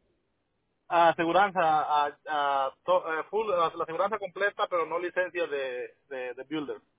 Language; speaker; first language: Spanish; native; Spanish